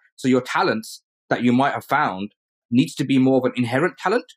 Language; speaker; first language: English; early bilingual, other home language; Urdu